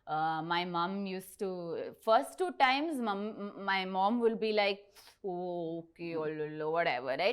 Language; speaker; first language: Telugu; non-native, learner; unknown